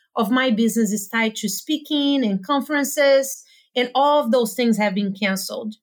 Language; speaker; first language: English; non-native, fluent; Portuguese